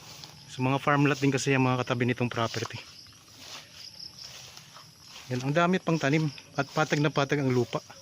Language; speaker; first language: Filipino; native; Filipino